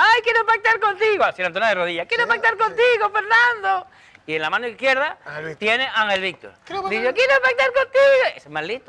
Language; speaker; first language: Spanish; native; Spanish